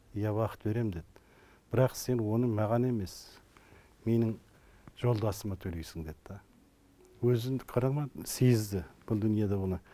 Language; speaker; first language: Kazakh; early bilingual, heritage; Kazakh